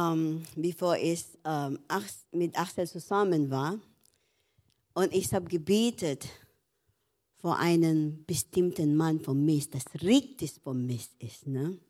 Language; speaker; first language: German; non-native, learner; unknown